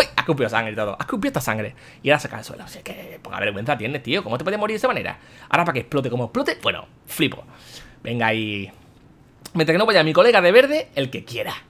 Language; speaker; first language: Spanish; native; Spanish